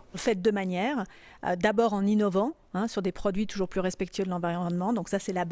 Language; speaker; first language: French; native; French